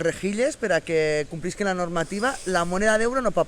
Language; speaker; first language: Catalan; native; Catalan